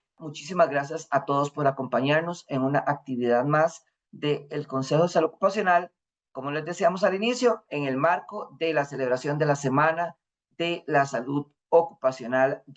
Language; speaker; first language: Spanish; native; Spanish